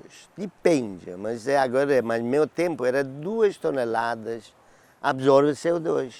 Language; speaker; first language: Portuguese; non-native, learner; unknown